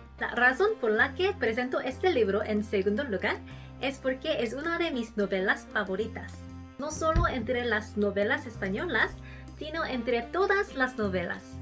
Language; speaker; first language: Spanish; non-native, learner; Korean